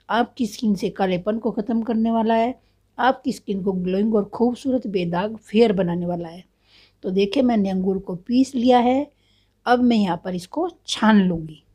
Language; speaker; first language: Hindi; native; Hindi